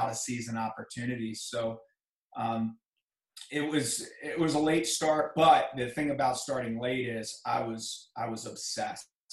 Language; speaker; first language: English; native; English